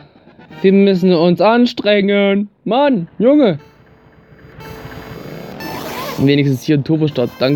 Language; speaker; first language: German; native; German